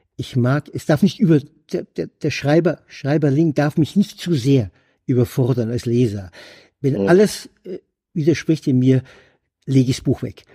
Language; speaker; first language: German; native; German